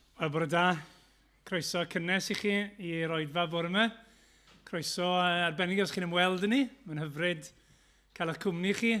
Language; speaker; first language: Welsh; native; Welsh